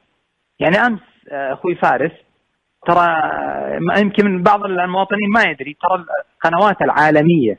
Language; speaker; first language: Arabic; native; Arabic